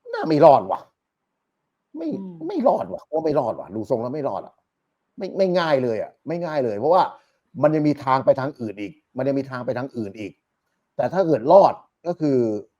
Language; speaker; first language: Thai; native; Thai